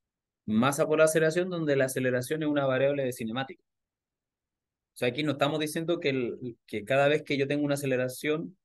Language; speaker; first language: Spanish; native; Spanish